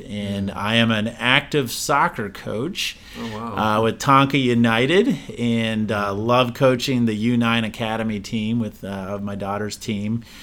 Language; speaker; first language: English; native; English